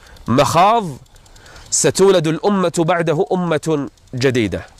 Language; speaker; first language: Arabic; native; Arabic